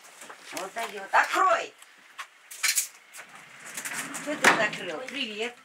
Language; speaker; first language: Russian; native; Russian